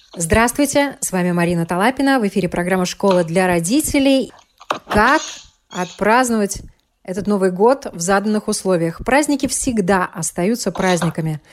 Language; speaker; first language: Russian; native; Russian